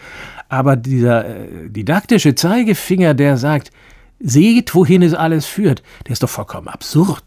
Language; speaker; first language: German; native; German